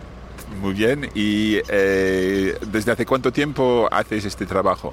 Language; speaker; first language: Spanish; non-native, fluent; English